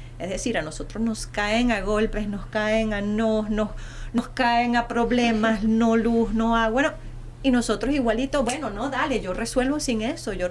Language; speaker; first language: Spanish; early bilingual, heritage; Spanish